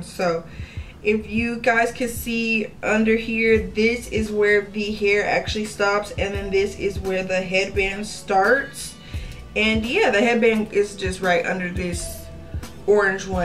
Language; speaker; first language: English; native; English